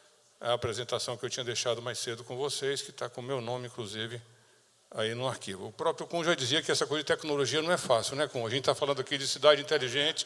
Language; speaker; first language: Portuguese; native; Portuguese